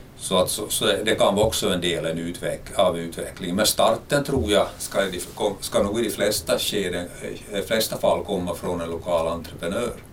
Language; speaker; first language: Swedish; native; Swedish